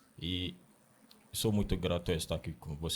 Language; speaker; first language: Portuguese; non-native, learner; Akan